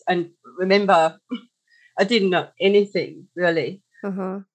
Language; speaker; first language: English; non-native, fluent; German